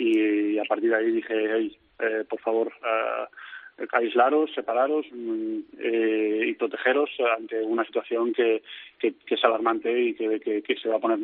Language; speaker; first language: Spanish; native; Spanish